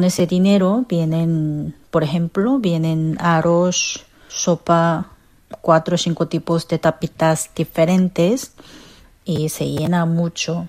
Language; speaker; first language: Spanish; non-native, fluent; Korean